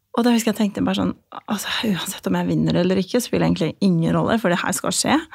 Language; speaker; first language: Norwegian; early bilingual, other home language; Albanian